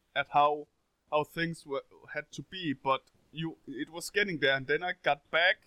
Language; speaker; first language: English; non-native, fluent; Danish